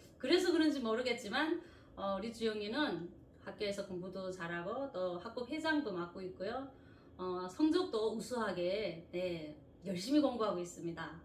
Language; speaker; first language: Korean; native; Korean